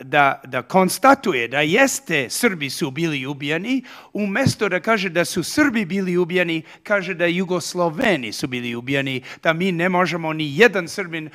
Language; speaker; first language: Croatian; early bilingual, heritage; Serbian